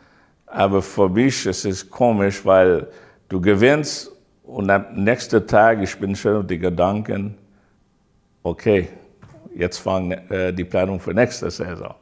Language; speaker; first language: German; non-native, fluent; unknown